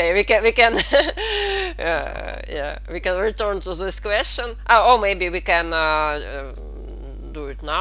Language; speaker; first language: English; non-native, fluent; Russian